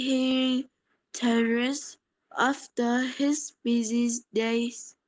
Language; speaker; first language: English; non-native, learner; Polish